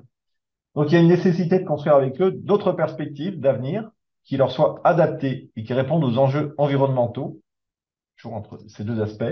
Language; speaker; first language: French; native; French